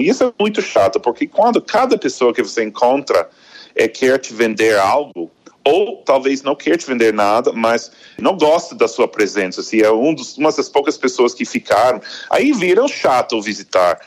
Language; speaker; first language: Portuguese; non-native, fluent; English